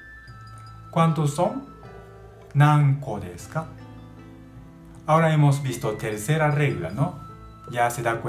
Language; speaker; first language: Spanish; non-native, learner; Japanese